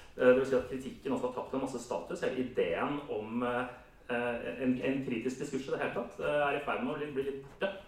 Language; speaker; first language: Norwegian; native; Norwegian